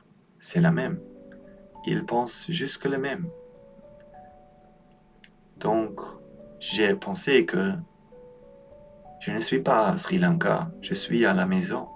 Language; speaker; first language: French; non-native, learner; Polish